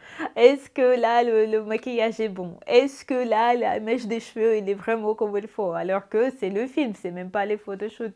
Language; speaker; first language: French; non-native, fluent; Russian